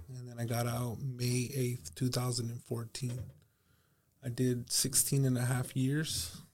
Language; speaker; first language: English; native; English